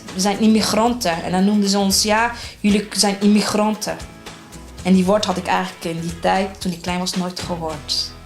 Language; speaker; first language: Dutch; early bilingual, other home language; Arabic